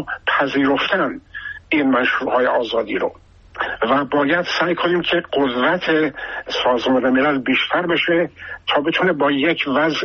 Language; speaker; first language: Persian; native; Persian